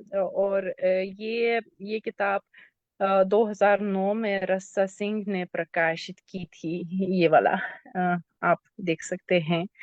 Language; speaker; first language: Hindi; non-native, fluent; Lithuanian